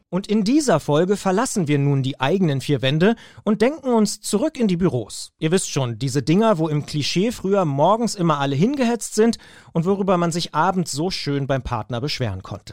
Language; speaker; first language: German; native; German